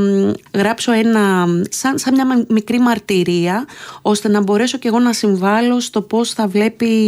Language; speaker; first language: Greek; native; Greek